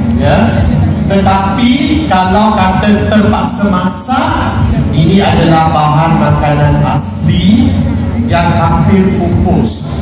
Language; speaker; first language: Malay; native; Malay